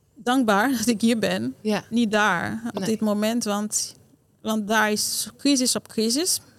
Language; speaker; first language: Dutch; non-native, learner; Haitian Creole